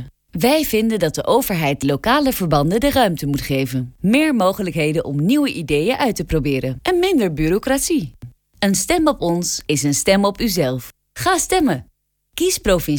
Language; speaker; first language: Dutch; native; Dutch